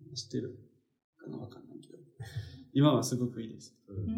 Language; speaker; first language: Japanese; non-native, learner; French